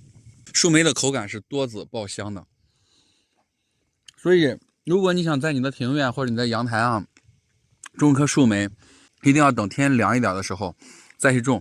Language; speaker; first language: Chinese; native; Chinese